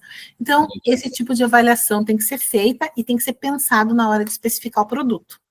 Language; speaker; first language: Portuguese; native; Portuguese